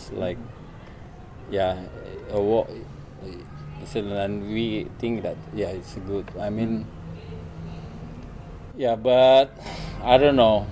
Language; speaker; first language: English; non-native, learner; Indonesian